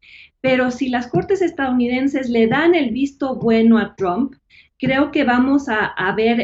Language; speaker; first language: Spanish; native; Spanish